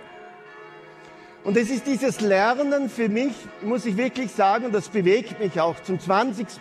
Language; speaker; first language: German; native; German